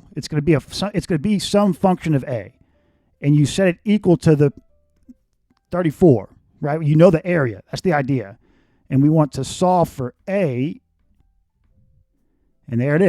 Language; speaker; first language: English; native; English